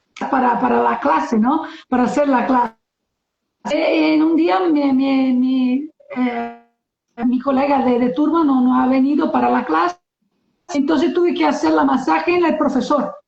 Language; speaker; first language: Spanish; non-native, learner; Portuguese